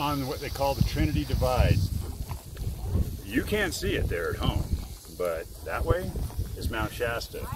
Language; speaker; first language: English; native; English